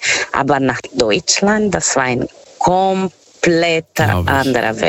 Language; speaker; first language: German; non-native, fluent; Portuguese